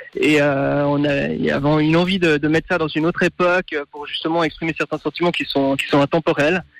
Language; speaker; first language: French; native; French